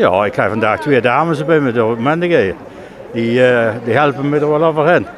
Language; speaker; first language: Dutch; native; Dutch